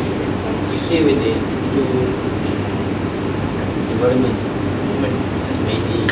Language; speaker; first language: English; non-native, local second language; Malay